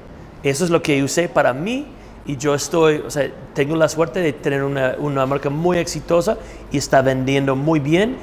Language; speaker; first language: Spanish; non-native, fluent; English